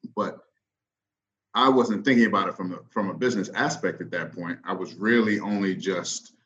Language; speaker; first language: English; native; English